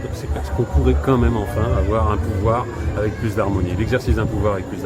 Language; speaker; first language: French; native; French